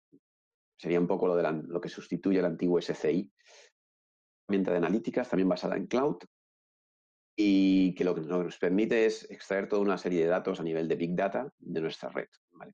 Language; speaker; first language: Spanish; native; Spanish